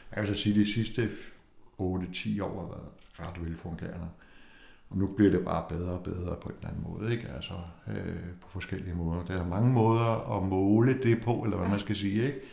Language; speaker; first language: Danish; native; Danish